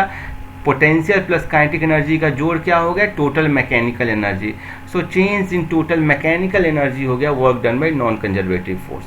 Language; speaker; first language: Hindi; native; Hindi